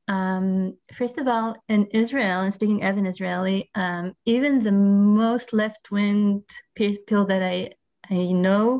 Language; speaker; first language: English; non-native, fluent; Hebrew